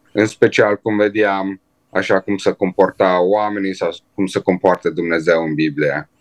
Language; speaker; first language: Romanian; early bilingual, heritage; Romanian